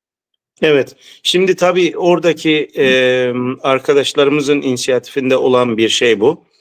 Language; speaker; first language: Turkish; early bilingual, heritage; Turkish